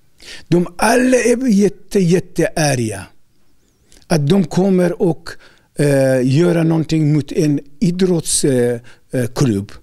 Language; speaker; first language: Swedish; non-native, learner; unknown